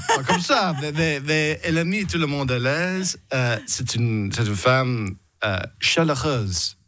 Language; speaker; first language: French; non-native, fluent; English